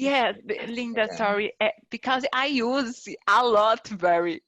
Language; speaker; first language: English; non-native, learner; Portuguese